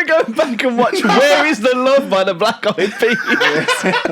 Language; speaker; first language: English; native; English